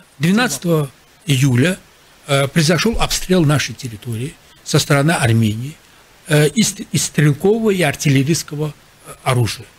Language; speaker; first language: Russian; non-native, local second language; Azerbaijani